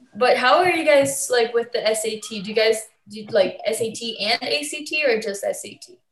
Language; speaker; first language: English; early bilingual, other home language; Portuguese